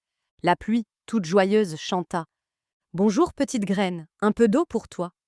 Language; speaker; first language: French; native; French